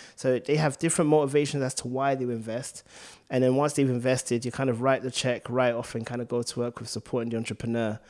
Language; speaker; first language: English; native; English